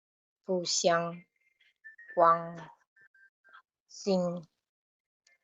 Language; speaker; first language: Chinese; non-native, learner; Indonesian